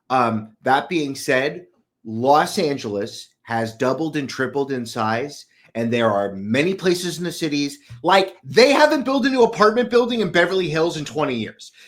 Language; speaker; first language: English; native; English